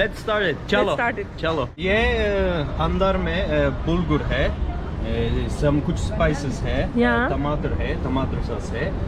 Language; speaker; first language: Hindi; non-native, learner; Turkish